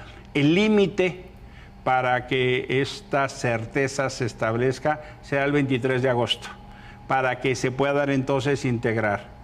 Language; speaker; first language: Spanish; native; Spanish